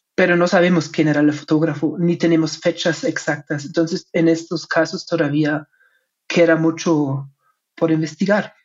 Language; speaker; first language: Spanish; non-native, fluent; German